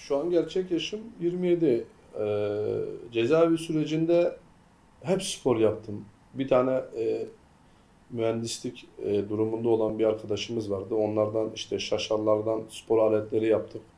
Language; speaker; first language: Turkish; native; Turkish